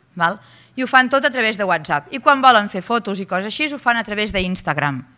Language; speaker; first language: Catalan; native; Catalan